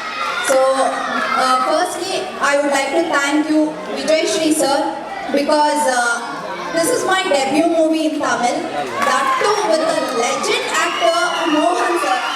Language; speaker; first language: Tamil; non-native, learner; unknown